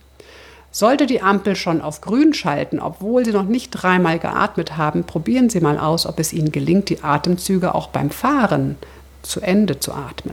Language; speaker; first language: German; native; German